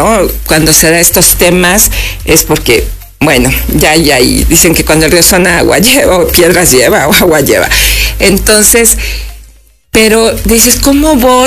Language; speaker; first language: Spanish; native; Spanish